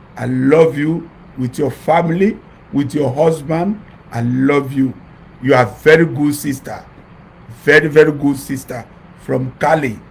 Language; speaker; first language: English; non-native, local second language; Yoruba